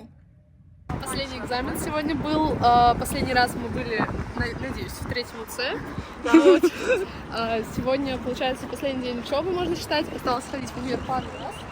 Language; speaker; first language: Russian; native; Russian